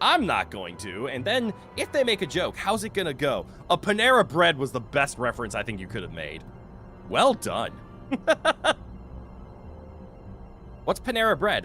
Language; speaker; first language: English; native; English